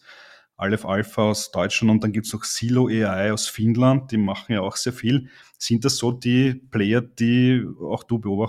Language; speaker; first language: German; native; German